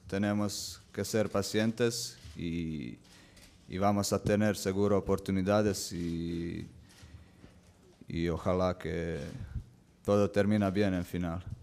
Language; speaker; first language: Spanish; non-native, learner; Croatian